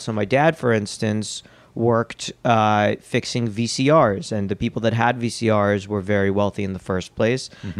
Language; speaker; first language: English; early bilingual, other home language; Russian